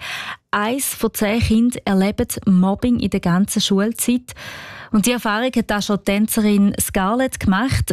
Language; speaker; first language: German; native; German